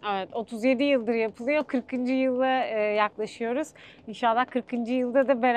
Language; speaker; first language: Turkish; native; Turkish